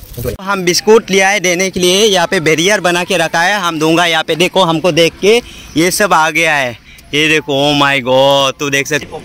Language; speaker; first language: Hindi; non-native, local second language; Assamese